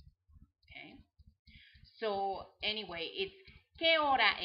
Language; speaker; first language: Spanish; non-native, fluent; English